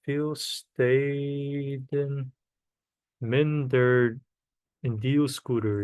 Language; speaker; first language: Dutch; non-native, learner; Korean